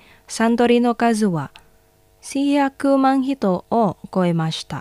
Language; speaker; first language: Japanese; non-native, fluent; Indonesian